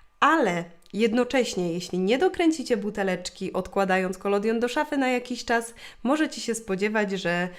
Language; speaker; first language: Polish; native; Polish